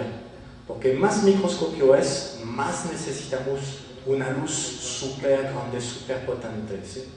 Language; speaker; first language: Spanish; non-native, fluent; French